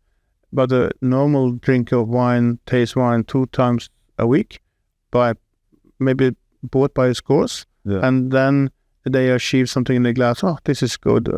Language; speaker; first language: English; non-native, fluent; Norwegian